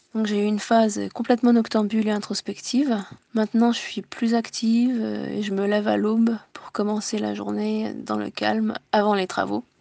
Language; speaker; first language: French; early bilingual, heritage; Japanese